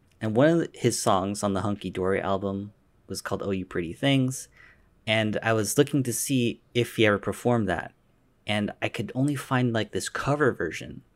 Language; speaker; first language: English; native; English